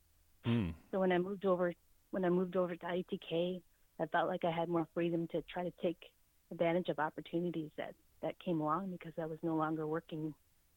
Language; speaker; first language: English; native; English